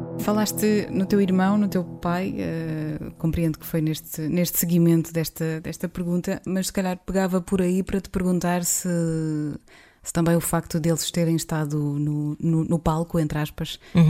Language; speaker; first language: Portuguese; native; Portuguese